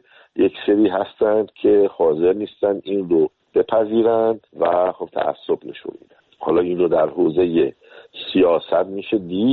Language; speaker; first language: Persian; native; Persian